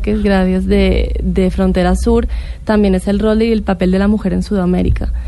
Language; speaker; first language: Spanish; non-native, local second language; Catalan